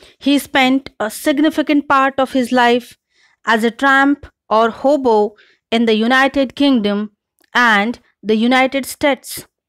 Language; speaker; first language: English; non-native, local second language; Marathi